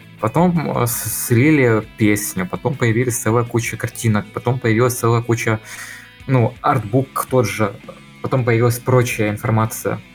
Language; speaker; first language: Russian; native; Russian